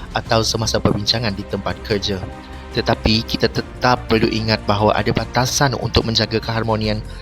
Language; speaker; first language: Malay; native; Malay